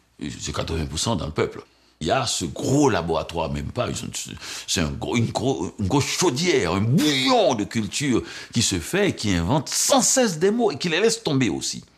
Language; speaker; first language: French; native; French